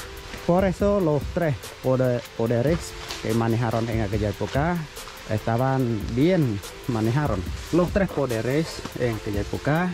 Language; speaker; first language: Spanish; non-native, learner; Khmer